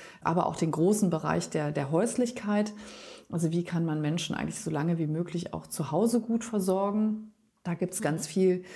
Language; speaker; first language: German; native; German